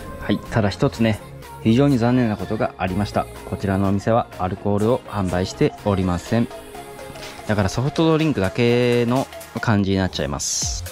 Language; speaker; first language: Japanese; native; Japanese